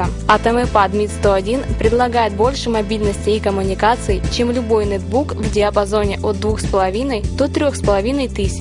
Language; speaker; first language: Russian; native; Russian